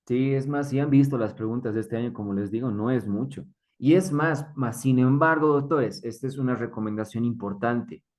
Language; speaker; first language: Spanish; native; Spanish